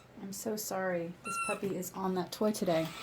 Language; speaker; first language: English; native; English